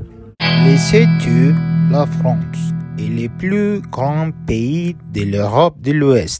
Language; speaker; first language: French; non-native, learner; Spanish